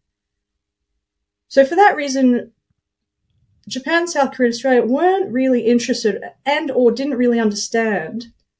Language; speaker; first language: English; native; English